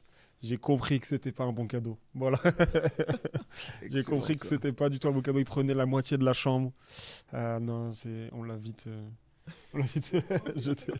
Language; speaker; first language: French; native; French